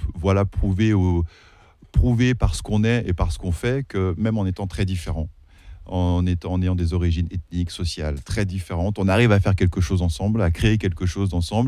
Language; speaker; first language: French; early bilingual, other home language; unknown